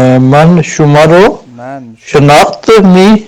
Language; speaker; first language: Persian; non-native, learner; Urdu